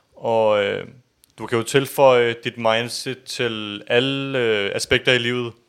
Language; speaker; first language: Danish; early bilingual, other home language; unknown